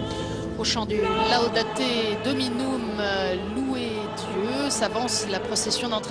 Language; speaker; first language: French; native; French